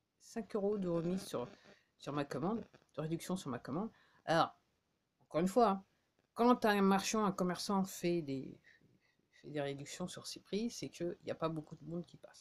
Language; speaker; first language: French; native; French